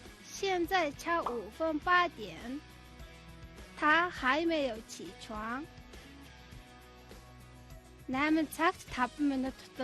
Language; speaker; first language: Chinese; non-native, fluent; Mongolian